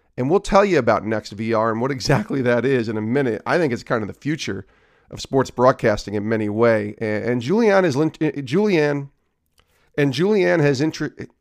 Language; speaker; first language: English; native; English